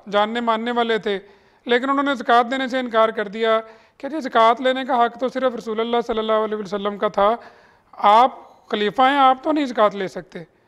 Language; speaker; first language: Urdu; native; Urdu